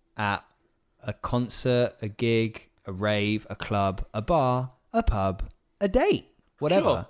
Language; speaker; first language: English; native; English